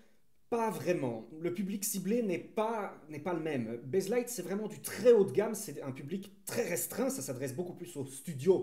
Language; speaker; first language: French; native; French